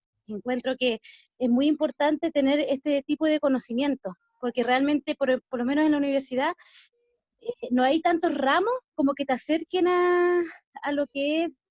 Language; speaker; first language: Spanish; native; Spanish